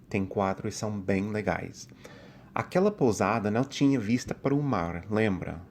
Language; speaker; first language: Portuguese; non-native, fluent; English